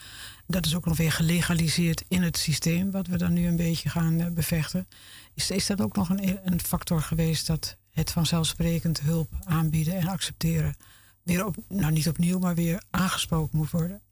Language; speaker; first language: Dutch; native; Dutch